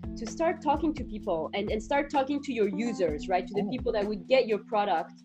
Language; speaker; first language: English; non-native, fluent; French